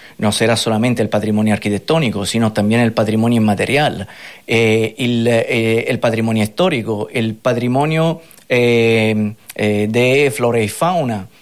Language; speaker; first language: Spanish; non-native, fluent; Italian